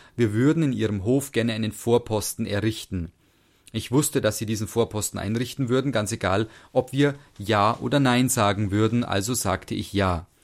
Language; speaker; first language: German; non-native, fluent; English